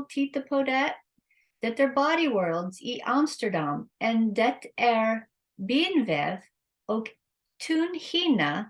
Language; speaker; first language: Swedish; non-native, learner; English